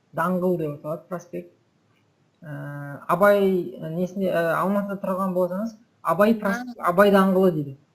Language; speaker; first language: Kazakh; native; Kazakh